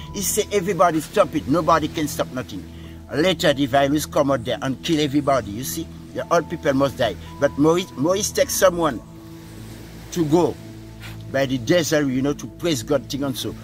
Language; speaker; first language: English; non-native, learner; French